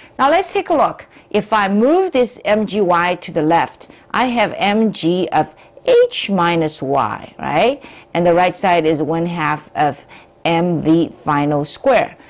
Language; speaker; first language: English; non-native, fluent; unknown